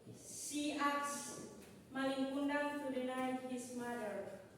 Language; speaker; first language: English; non-native, local second language; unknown